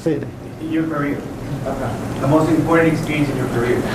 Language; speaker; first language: English; non-native, learner; Spanish